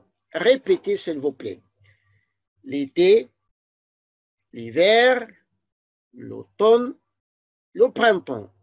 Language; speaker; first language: French; non-native, fluent; Arabic